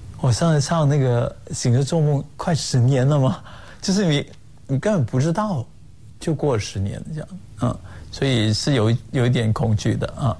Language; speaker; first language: Chinese; non-native, local second language; Cantonese